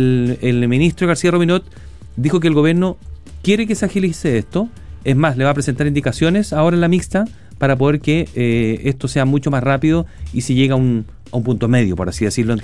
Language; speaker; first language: Spanish; native; Spanish